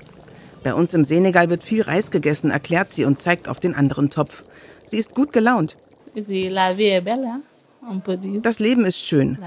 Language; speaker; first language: German; native; German